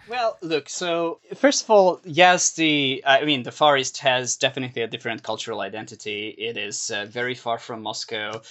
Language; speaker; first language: English; non-native, fluent; Hungarian